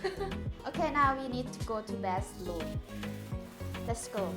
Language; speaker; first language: English; non-native, learner; Thai